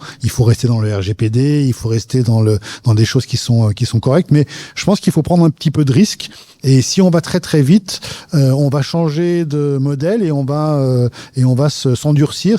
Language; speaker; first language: French; native; French